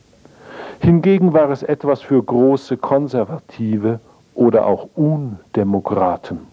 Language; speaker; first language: German; native; German